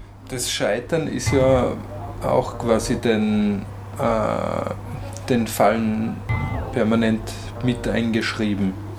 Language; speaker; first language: German; native; German